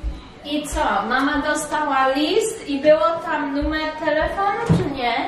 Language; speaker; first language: Polish; early bilingual, heritage; English